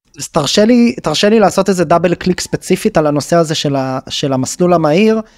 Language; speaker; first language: Hebrew; native; Hebrew